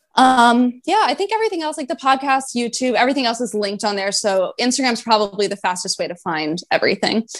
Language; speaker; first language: English; native; English